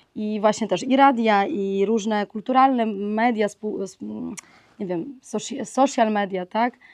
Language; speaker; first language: Polish; non-native, fluent; Ukrainian